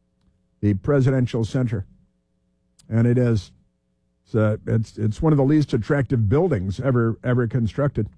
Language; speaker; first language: English; native; English